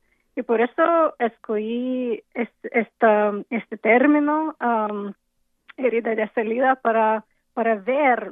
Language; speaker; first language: Spanish; non-native, fluent; English